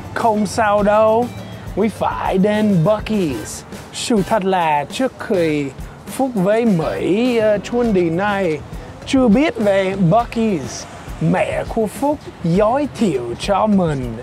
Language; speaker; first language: Vietnamese; non-native, fluent; English